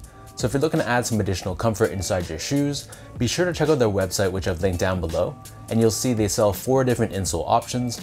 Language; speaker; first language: English; native; English